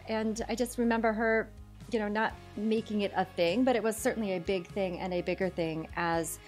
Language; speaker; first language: English; native; English